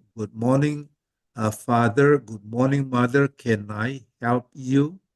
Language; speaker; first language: English; non-native, fluent; Indonesian